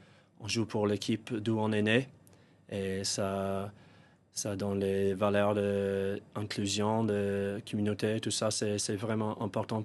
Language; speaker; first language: French; non-native, fluent; English